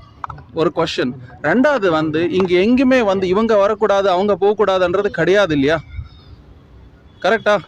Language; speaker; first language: Tamil; native; Tamil